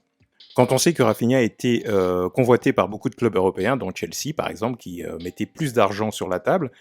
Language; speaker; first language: French; native; French